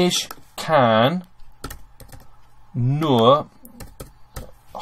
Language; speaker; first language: German; non-native, fluent; English